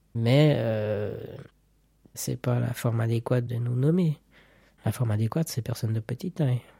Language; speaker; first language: French; native; French